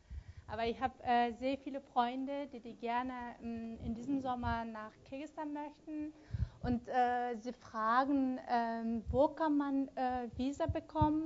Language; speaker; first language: German; non-native, fluent; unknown